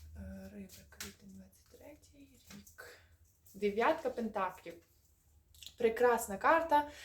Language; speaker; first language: Ukrainian; non-native, local second language; Russian